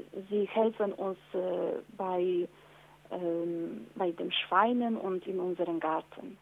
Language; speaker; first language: German; non-native, fluent; Polish